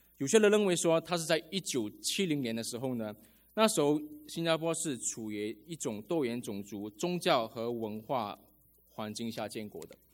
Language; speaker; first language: Chinese; native; Chinese